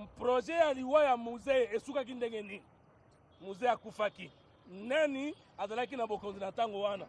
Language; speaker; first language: Lingala; non-native, local second language; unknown